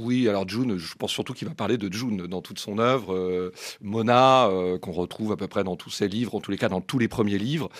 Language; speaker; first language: French; native; French